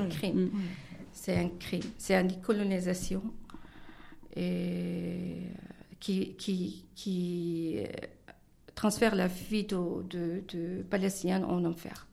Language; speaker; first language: French; non-native, learner; Arabic